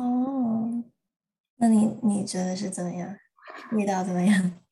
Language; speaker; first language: Chinese; early bilingual, heritage; Chinese